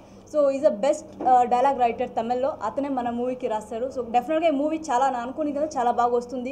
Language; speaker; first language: Telugu; non-native, fluent; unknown